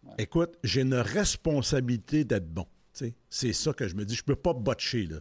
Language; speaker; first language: French; native; French